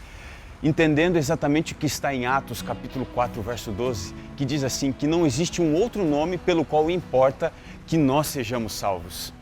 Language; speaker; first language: Portuguese; native; Portuguese